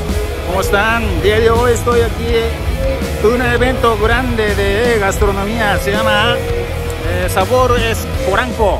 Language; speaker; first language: Spanish; non-native, learner; Japanese